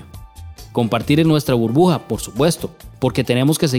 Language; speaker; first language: Spanish; native; Spanish